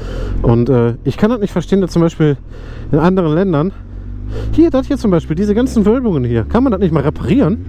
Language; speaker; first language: German; native; German